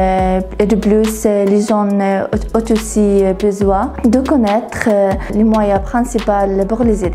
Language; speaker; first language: French; non-native, learner; Arabic